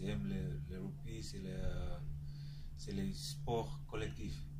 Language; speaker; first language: French; non-native, learner; Tongan